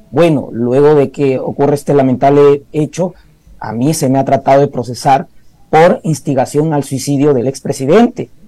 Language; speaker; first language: Spanish; native; Spanish